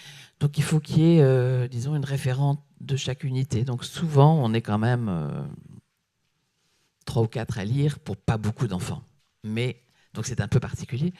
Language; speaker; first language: French; native; French